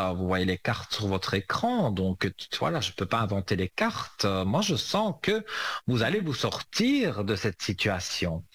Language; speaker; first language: French; native; French